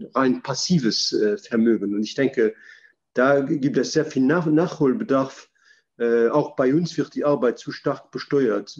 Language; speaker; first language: German; non-native, local second language; Luxembourgish